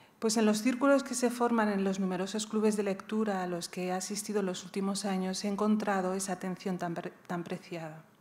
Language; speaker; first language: Spanish; early bilingual, other home language; Riffian